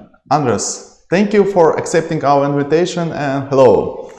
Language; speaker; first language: English; non-native, learner; Ukrainian